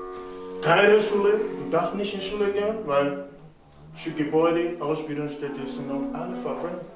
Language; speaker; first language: German; non-native, fluent; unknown